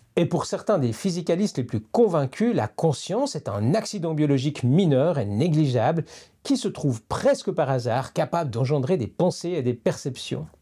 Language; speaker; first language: French; native; French